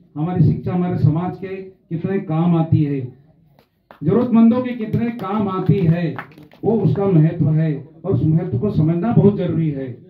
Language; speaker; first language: Hindi; non-native, local second language; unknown